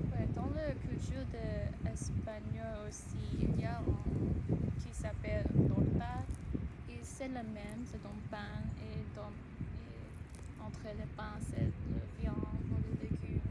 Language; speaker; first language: French; non-native, learner; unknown